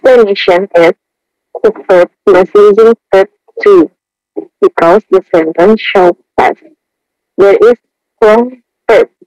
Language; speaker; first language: English; non-native, learner; Indonesian